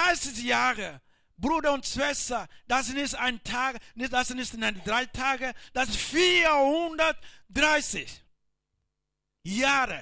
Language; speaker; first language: German; non-native, learner; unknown